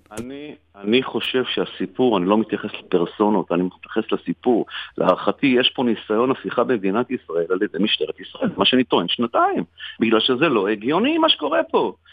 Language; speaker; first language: Hebrew; native; Hebrew